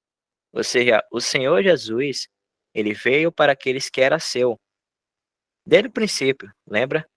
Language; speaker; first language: Portuguese; native; Portuguese